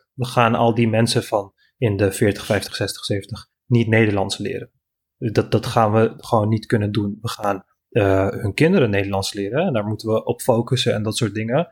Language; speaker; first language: Dutch; non-native, fluent; Turkish